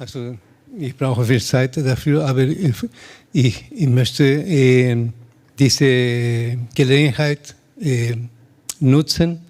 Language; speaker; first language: German; non-native, learner; Spanish